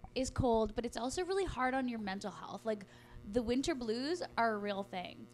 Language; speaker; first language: English; native; English